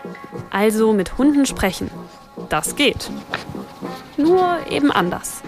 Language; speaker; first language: German; native; German